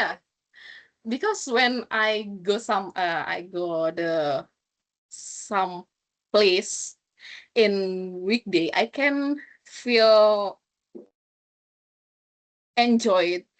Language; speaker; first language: English; non-native, learner; Indonesian